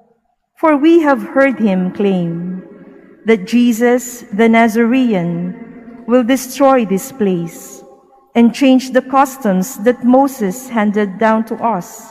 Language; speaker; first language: English; non-native, local second language; Filipino